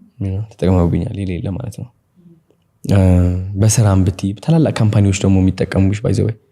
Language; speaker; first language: Amharic; non-native, local second language; Tigrinya